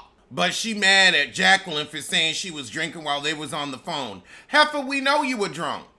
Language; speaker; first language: English; native; English